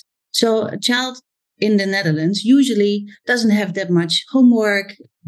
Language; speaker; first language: English; non-native, fluent; Dutch